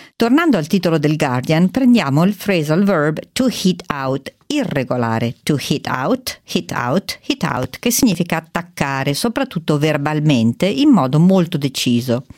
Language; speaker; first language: Italian; native; Italian